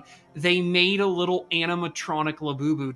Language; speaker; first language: English; native; English